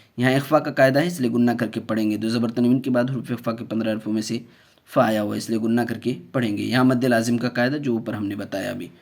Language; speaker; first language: Urdu; native; Urdu